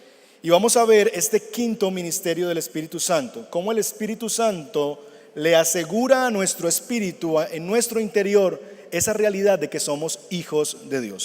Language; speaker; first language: Spanish; native; Spanish